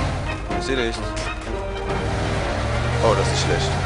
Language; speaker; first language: German; native; German